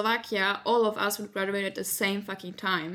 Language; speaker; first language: English; non-native, fluent; Slovak